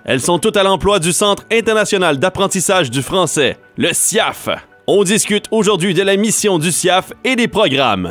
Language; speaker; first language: French; native; French